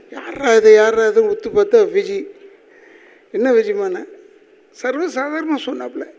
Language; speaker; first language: Tamil; native; Tamil